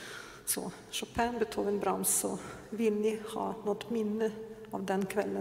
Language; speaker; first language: Swedish; non-native, fluent; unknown